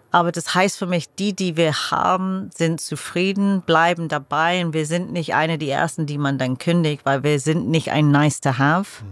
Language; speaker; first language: German; non-native, fluent; English